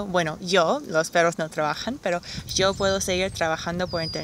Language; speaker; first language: Spanish; non-native, fluent; English